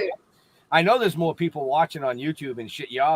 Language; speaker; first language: English; native; English